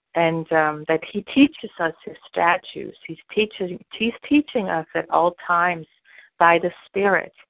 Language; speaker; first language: English; non-native, fluent; German